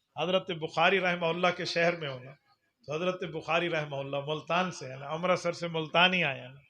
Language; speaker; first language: Urdu; non-native, local second language; Punjabi